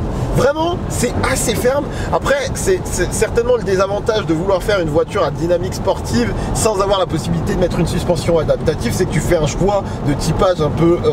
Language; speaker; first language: French; native; French